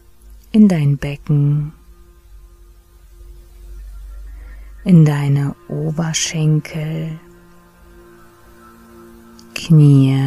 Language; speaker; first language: German; native; German